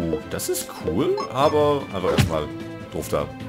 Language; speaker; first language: German; native; German